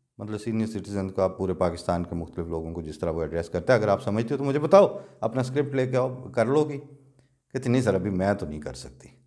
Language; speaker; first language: Urdu; non-native, local second language; Punjabi